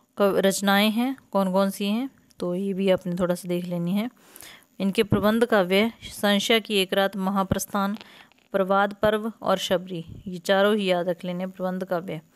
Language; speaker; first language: Hindi; native; Hindi